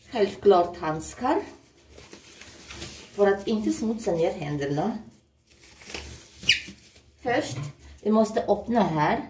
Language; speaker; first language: Swedish; non-native, learner; Russian